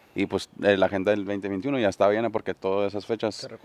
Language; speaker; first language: Spanish; native; Spanish